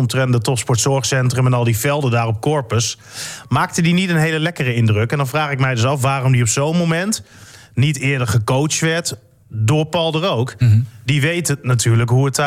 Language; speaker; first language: Dutch; native; Dutch